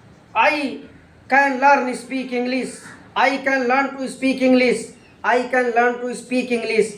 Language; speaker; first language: English; non-native, learner; Hindi